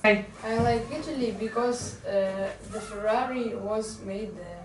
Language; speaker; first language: English; non-native, learner; Russian